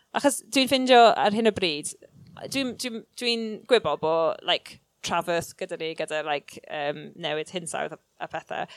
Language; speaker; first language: Welsh; non-native, local second language; English